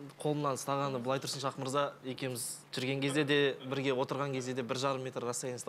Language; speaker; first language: Kazakh; native; Kazakh